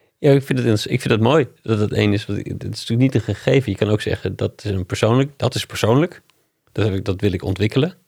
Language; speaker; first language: Dutch; non-native, fluent; English